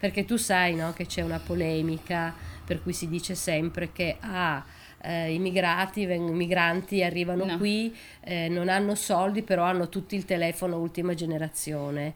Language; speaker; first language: Italian; native; Italian